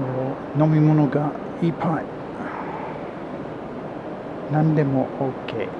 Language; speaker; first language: Japanese; non-native, learner; English